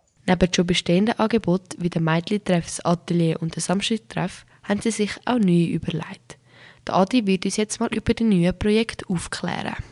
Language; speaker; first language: German; native; German